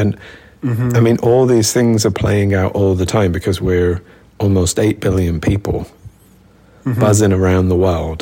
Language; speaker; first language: English; native; English